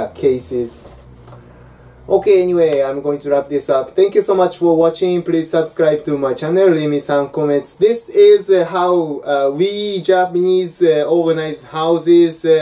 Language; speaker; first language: English; non-native, learner; Japanese